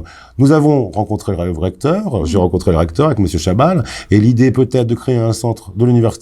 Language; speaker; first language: French; native; French